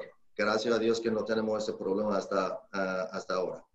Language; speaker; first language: Spanish; non-native, learner; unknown